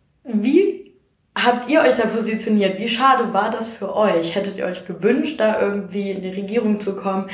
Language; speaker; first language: German; native; German